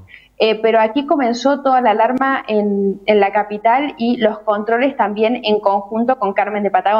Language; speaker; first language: Spanish; native; Spanish